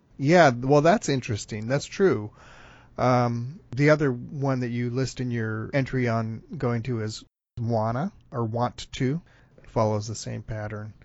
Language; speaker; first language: English; native; English